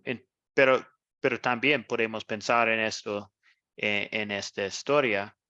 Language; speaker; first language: Spanish; non-native, fluent; English